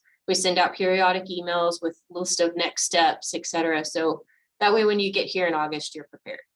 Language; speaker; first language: English; native; English